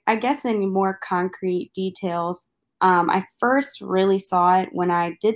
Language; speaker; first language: English; native; English